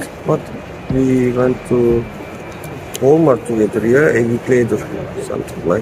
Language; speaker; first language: English; non-native, learner; Turkish